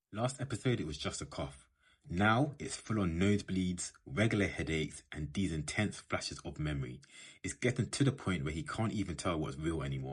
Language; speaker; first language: English; native; English